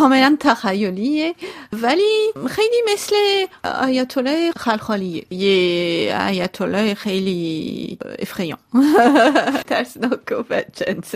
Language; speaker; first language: Persian; non-native, local second language; Armenian